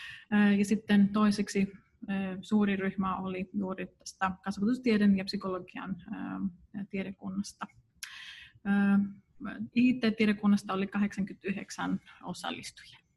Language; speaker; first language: Finnish; non-native, fluent; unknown